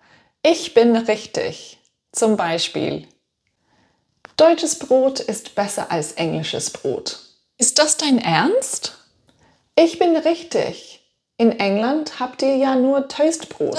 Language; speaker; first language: German; non-native, fluent; English